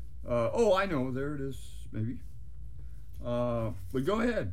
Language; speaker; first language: English; native; English